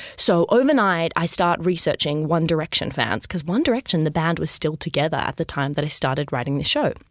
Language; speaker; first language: English; native; English